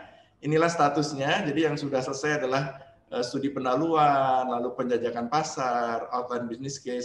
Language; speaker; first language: Indonesian; native; Indonesian